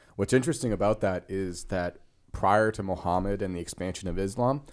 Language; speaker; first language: English; native; English